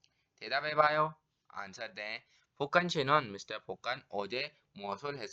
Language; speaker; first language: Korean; non-native, fluent; Urdu